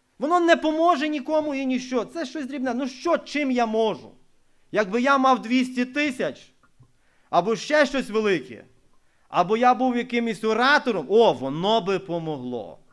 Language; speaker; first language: Ukrainian; non-native, local second language; Russian